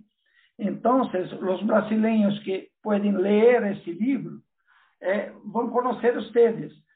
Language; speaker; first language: Spanish; non-native, learner; Portuguese